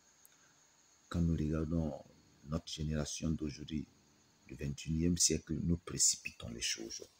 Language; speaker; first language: French; non-native, local second language; Mossi